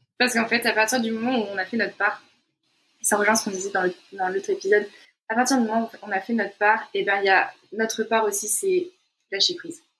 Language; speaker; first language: French; native; French